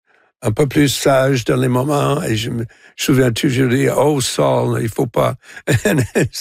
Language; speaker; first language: French; non-native, local second language; English